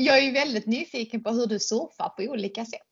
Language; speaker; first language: Swedish; native; Swedish